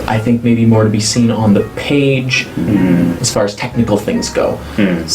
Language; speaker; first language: English; native; English